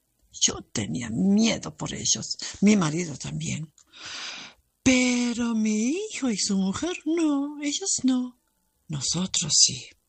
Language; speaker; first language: Spanish; non-native, fluent; German